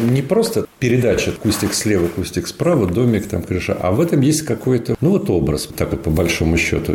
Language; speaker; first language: Russian; native; Russian